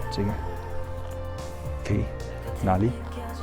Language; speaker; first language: Chinese; non-native, learner; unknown